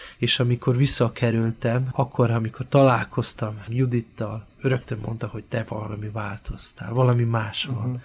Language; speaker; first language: Hungarian; non-native, fluent; Slovenian